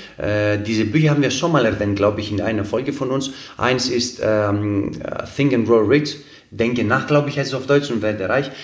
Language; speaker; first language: German; non-native, fluent; Greek